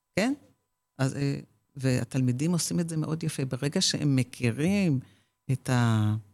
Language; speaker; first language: Hebrew; native; Hebrew